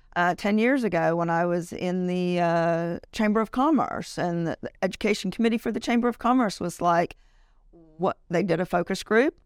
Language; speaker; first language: English; native; English